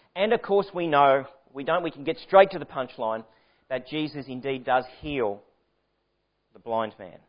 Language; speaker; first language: English; native; English